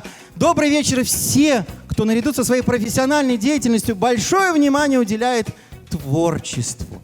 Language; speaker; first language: Russian; native; Russian